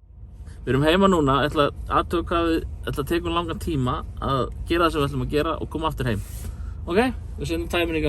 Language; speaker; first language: Icelandic; native; Icelandic